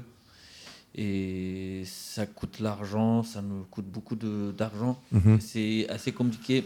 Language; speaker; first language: French; non-native, fluent; Central Kurdish